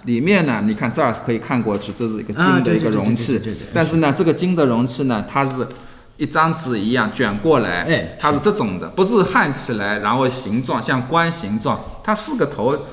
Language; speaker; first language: Chinese; native; Chinese